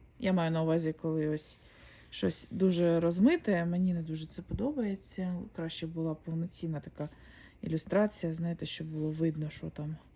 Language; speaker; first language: Ukrainian; non-native, local second language; Russian